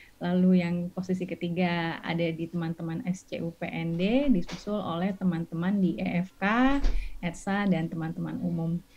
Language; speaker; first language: Indonesian; native; Indonesian